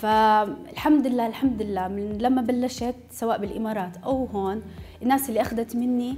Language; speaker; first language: Arabic; native; Arabic